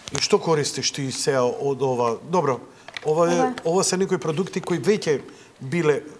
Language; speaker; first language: Macedonian; native; Macedonian